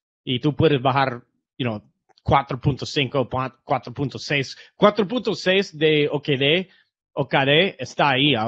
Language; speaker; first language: Spanish; non-native, fluent; English